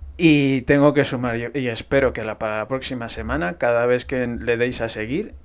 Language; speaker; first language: Spanish; native; Spanish